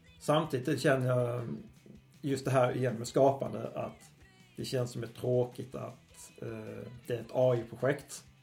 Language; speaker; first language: Swedish; native; Swedish